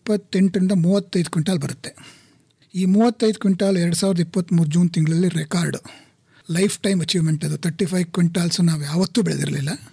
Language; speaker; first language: Kannada; native; Kannada